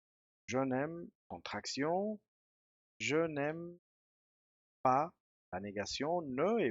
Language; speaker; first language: French; non-native, fluent; Spanish